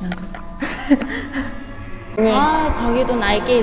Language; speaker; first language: Korean; non-native, fluent; Vietnamese